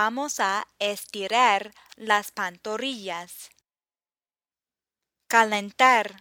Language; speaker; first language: Spanish; non-native, fluent; English